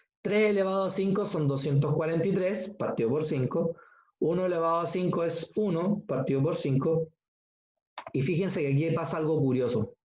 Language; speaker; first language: Spanish; native; Spanish